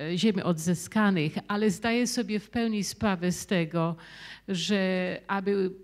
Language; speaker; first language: Polish; early bilingual, heritage; Polish